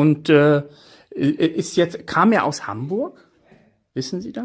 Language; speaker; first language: German; native; German